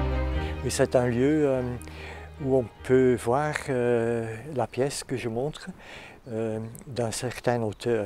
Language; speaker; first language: French; non-native, fluent; Dutch